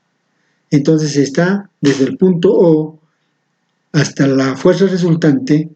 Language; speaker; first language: Spanish; native; Spanish